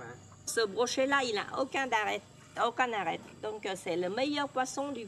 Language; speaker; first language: French; non-native, fluent; Vietnamese